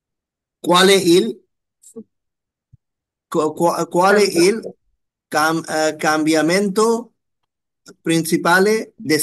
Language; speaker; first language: Italian; non-native, learner; Bangla